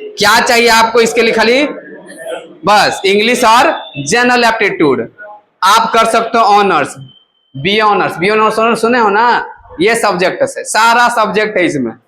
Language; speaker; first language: Hindi; native; Hindi